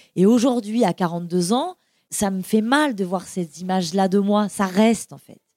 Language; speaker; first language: French; native; French